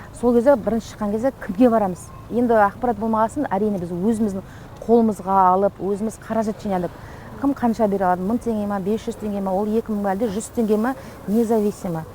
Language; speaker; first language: Kazakh; native; Kazakh